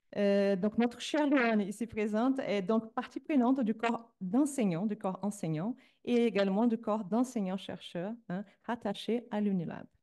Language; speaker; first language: French; native; French